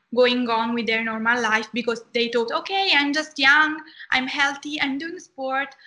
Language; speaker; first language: English; non-native, fluent; Italian